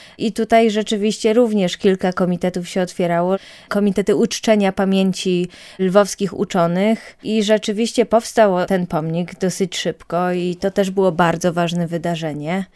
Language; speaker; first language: Polish; native; Polish